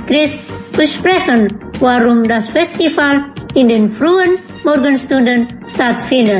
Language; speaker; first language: German; non-native, fluent; Indonesian